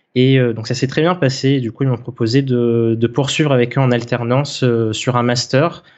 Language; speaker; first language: French; native; French